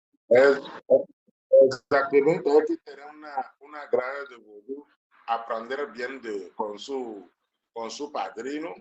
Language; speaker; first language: Spanish; non-native, learner; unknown